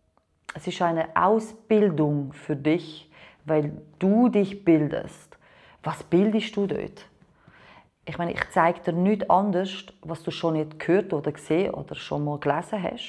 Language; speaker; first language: German; non-native, fluent; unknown